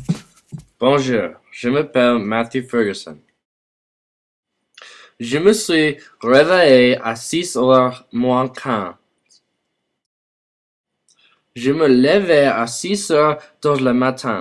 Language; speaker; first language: French; non-native, learner; English